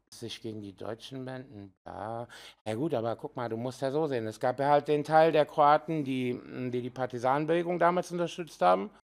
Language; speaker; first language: German; early bilingual, heritage; Serbian